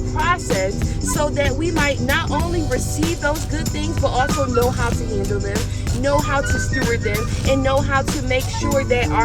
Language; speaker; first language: English; native; English